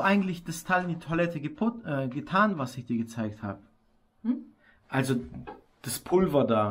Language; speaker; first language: German; native; German